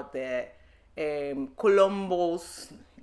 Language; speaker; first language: English; non-native, learner; Spanish